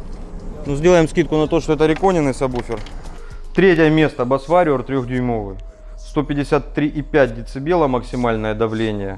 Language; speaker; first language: Russian; native; Russian